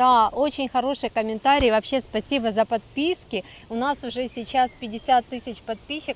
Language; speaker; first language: Russian; native; Russian